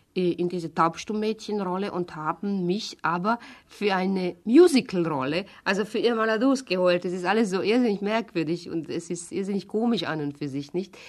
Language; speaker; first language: German; non-native, fluent; Hungarian